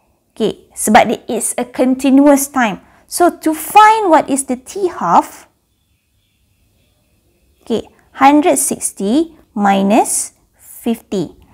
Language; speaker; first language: English; non-native, local second language; Malay